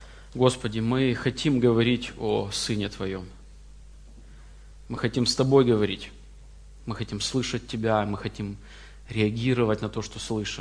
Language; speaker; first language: Russian; native; Russian